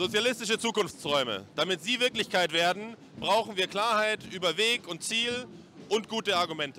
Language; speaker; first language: German; native; German